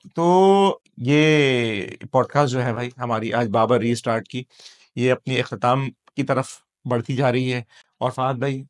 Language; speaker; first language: Urdu; native; Urdu